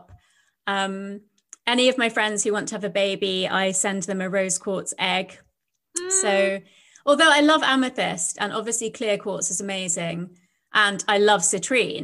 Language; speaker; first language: English; native; English